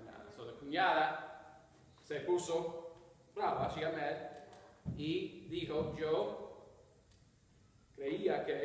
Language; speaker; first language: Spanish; non-native, fluent; English